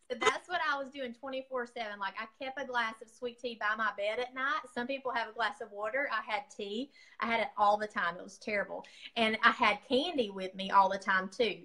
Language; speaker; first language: English; native; English